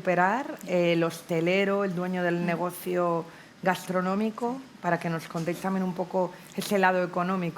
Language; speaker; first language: Spanish; native; Spanish